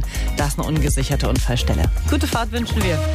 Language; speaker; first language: German; native; German